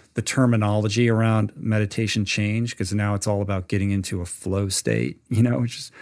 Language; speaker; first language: English; native; English